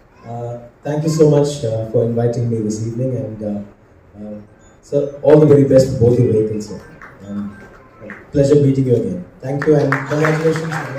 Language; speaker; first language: English; non-native, local second language; Tamil